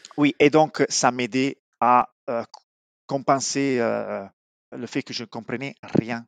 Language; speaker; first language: French; non-native, fluent; Italian